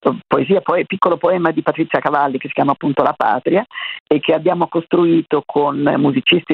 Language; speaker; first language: Italian; native; Italian